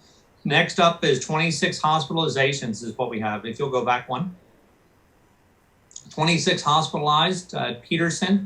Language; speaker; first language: English; native; English